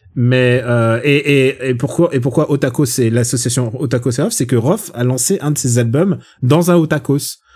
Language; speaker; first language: French; native; French